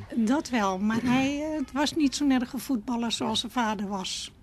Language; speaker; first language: Dutch; native; Dutch